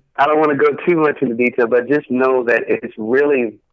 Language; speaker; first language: English; native; English